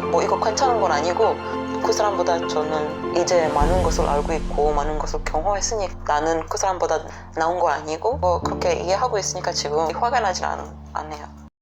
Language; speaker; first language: Korean; non-native, fluent; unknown